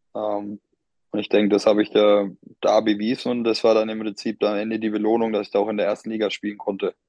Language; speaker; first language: German; native; German